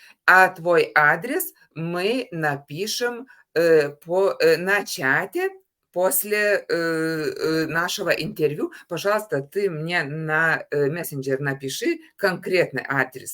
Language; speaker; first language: Russian; non-native, fluent; Lithuanian